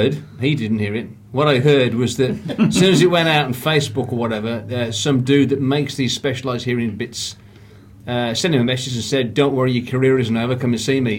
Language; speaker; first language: English; native; English